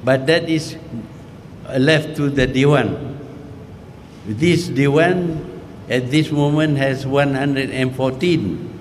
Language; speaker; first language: English; non-native, local second language; Malay